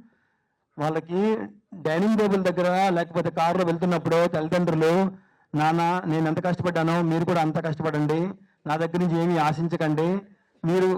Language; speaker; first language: Telugu; native; Telugu